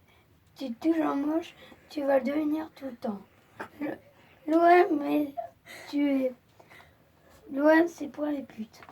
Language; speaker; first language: French; native; French